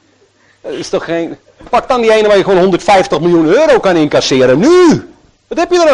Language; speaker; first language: Dutch; native; Dutch